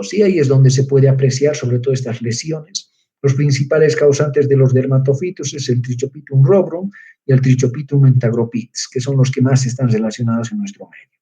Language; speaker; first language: Spanish; native; Spanish